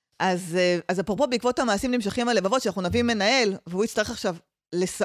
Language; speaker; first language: Hebrew; native; Hebrew